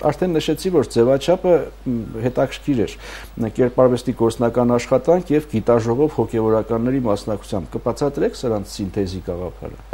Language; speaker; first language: Armenian; native; Armenian